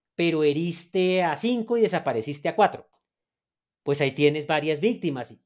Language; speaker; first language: Spanish; native; Spanish